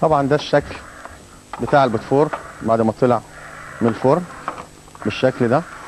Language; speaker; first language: Arabic; native; Arabic